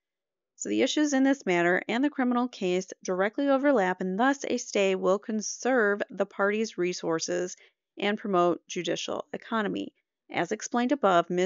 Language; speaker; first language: English; native; English